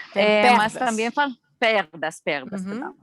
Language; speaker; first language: Portuguese; non-native, learner; Spanish